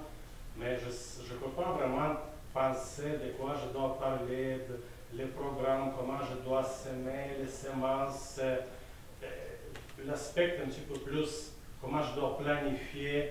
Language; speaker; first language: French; non-native, fluent; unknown